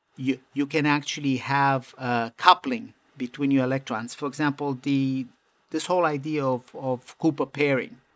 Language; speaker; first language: English; non-native, fluent; Romanian